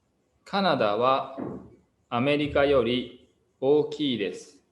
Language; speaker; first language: Japanese; non-native, fluent; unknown